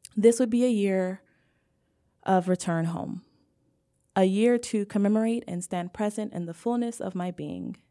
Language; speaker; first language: English; native; English